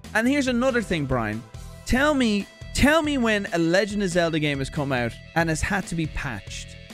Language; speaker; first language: English; native; English